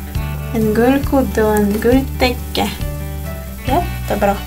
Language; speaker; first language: Swedish; non-native, fluent; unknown